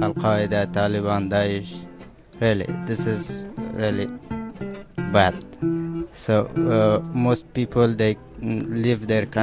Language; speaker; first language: English; non-native, learner; Persian